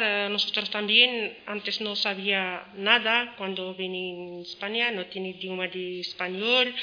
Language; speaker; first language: Spanish; non-native, learner; Arabic